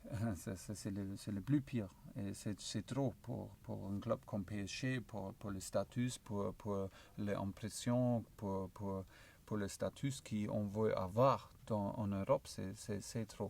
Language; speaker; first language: French; non-native, learner; German